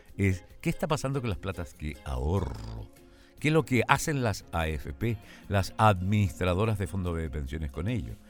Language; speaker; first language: Spanish; native; Spanish